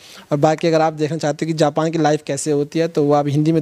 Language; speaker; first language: Hindi; native; Hindi